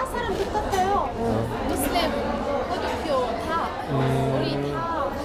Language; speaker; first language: Korean; non-native, learner; Arabic